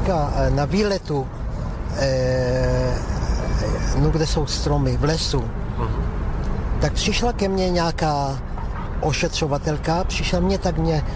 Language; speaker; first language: Czech; early bilingual, heritage; Czech